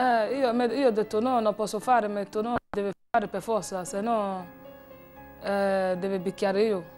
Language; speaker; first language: Italian; non-native, learner; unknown